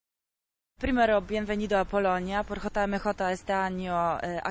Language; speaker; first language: Spanish; non-native, learner; Polish